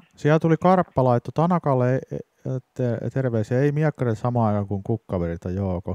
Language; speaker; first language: Finnish; native; Finnish